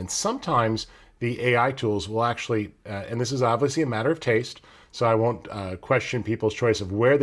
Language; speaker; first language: English; native; English